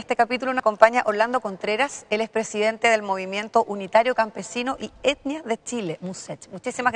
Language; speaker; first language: Spanish; native; Spanish